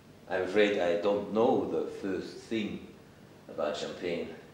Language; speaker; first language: English; non-native, fluent; German